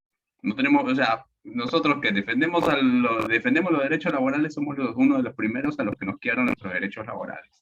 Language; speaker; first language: Spanish; native; Spanish